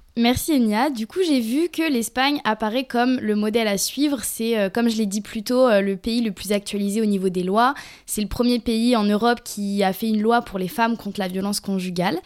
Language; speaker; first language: French; native; French